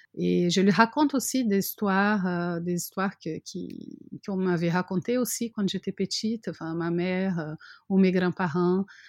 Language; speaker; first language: French; non-native, fluent; Portuguese